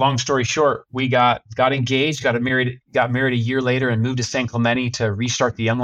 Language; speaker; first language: English; native; English